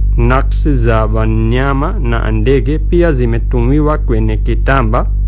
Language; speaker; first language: Swahili; non-native, fluent; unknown